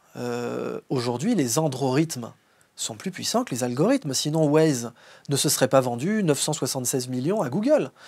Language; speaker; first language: French; native; French